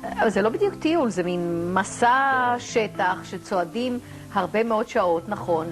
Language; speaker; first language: Hebrew; native; Hebrew